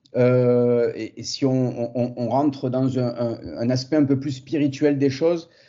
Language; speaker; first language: French; native; French